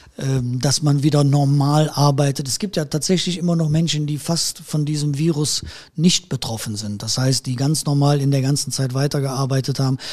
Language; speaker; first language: German; native; German